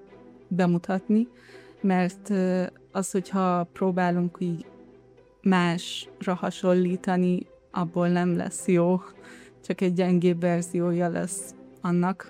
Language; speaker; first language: Hungarian; early bilingual, heritage; Hungarian